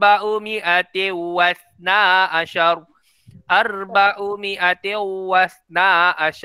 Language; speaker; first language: Arabic; non-native, fluent; Malay